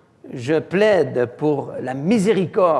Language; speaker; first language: French; native; French